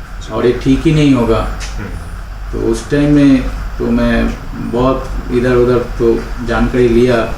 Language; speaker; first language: Hindi; non-native, local second language; Bangla